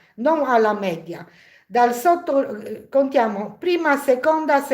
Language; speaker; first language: Italian; non-native, learner; Polish